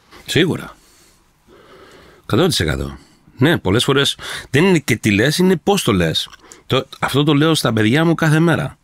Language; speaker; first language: Greek; early bilingual, heritage; Greek